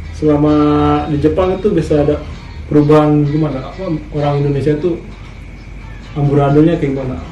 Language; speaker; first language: Indonesian; native; Indonesian